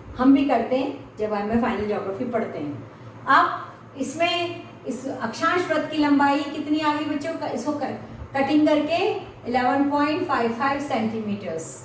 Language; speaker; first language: Hindi; native; Hindi